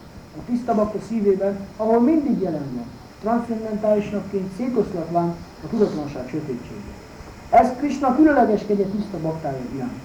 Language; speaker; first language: Hungarian; native; Hungarian